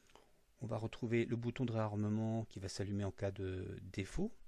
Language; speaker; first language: French; native; French